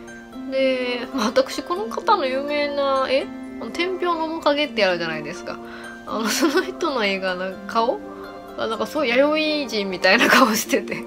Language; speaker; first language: Japanese; native; Japanese